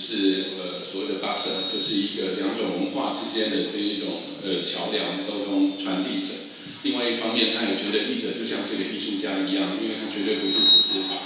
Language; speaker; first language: Chinese; native; Chinese